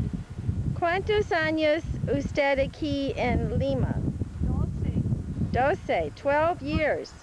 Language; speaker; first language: Spanish; non-native, learner; English